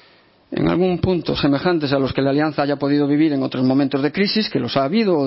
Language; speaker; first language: Spanish; native; Spanish